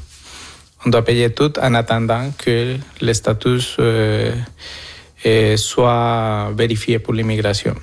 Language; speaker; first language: French; non-native, fluent; Spanish